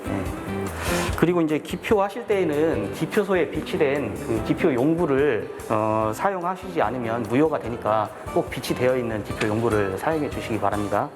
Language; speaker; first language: Korean; native; Korean